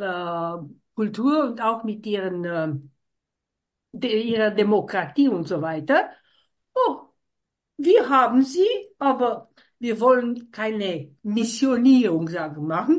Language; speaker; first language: German; non-native, fluent; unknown